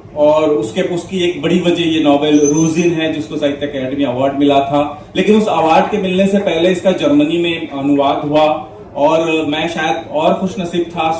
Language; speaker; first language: Hindi; non-native, local second language; Konkani